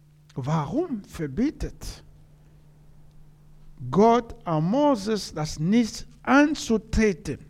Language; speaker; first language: German; non-native, learner; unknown